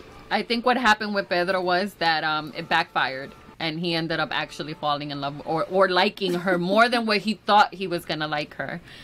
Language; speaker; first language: English; early bilingual, other home language; Spanish